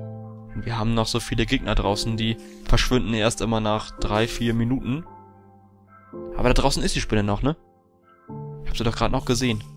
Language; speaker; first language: German; native; German